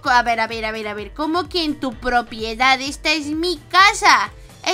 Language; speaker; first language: Spanish; native; Spanish